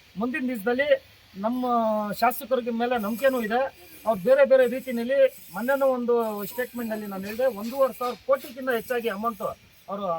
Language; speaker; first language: Kannada; non-native, local second language; Urdu